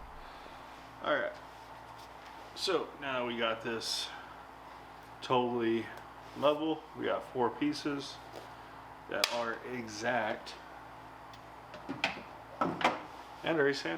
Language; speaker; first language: English; native; English